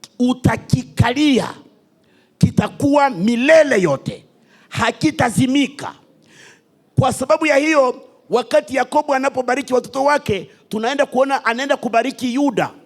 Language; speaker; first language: Swahili; native; Swahili